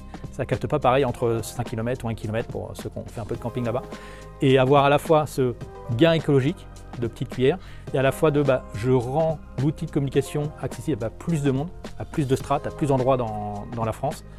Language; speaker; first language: French; native; French